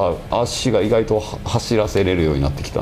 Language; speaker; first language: Japanese; native; Japanese